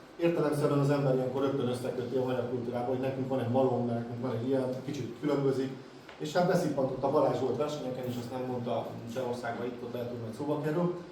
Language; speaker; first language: Hungarian; native; Hungarian